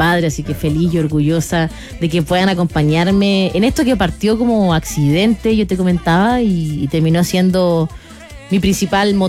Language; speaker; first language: Spanish; native; Spanish